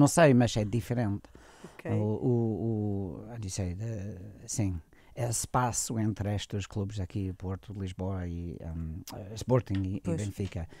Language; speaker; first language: Portuguese; non-native, learner; English